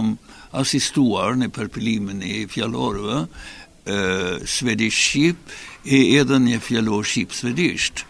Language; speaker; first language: Albanian; non-native, fluent; Swedish